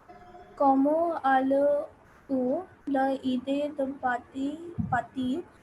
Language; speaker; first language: French; non-native, learner; Hindi